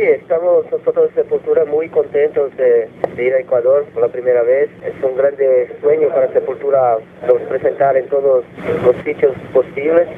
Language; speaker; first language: Spanish; non-native, fluent; Portuguese